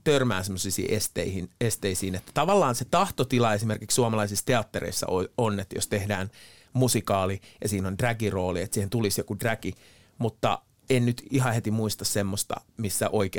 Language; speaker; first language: Finnish; native; Finnish